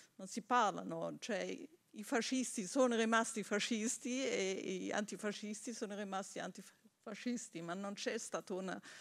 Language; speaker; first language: Italian; non-native, fluent; German